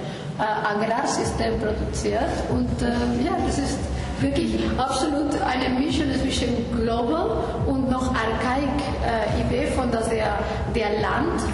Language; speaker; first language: German; non-native, fluent; Spanish